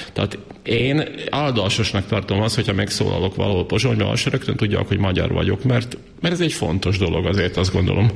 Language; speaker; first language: Hungarian; native; Hungarian